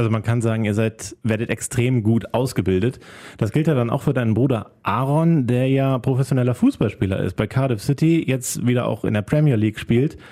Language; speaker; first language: German; native; German